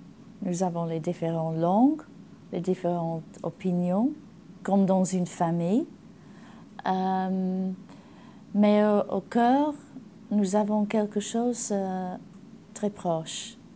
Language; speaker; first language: French; non-native, learner; English